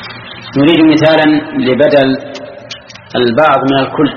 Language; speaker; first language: Arabic; native; Arabic